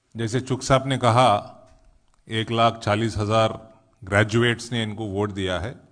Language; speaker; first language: Hindi; non-native, local second language; Telugu